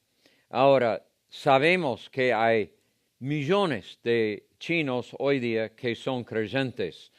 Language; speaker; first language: Spanish; non-native, fluent; English